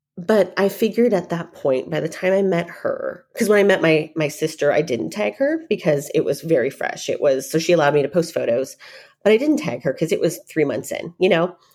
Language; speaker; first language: English; native; English